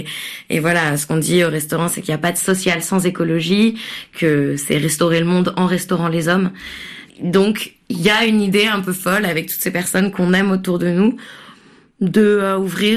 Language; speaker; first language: French; native; French